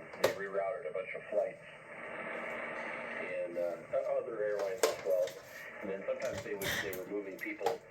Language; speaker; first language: English; native; English